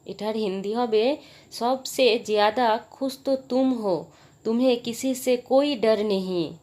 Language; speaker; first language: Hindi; non-native, local second language; Bangla